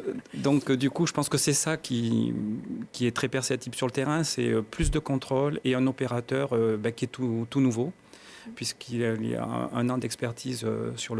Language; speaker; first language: French; native; French